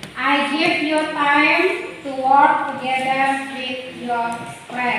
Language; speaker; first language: English; non-native, learner; Indonesian